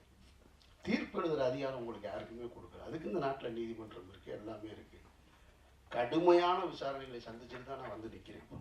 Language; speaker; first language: Tamil; native; Tamil